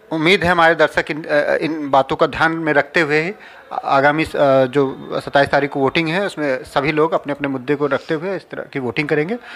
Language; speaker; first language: Hindi; native; Hindi